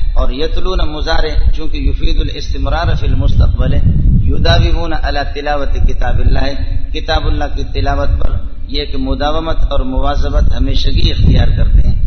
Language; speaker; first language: Urdu; non-native, local second language; Brahui